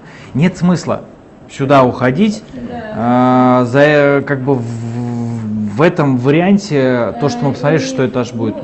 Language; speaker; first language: Russian; native; Russian